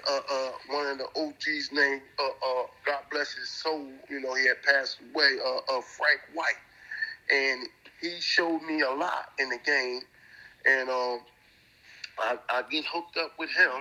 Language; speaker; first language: English; native; English